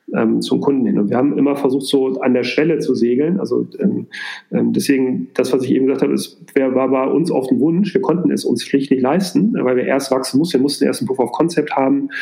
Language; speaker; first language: German; native; German